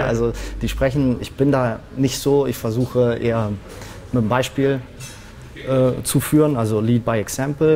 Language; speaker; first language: German; native; German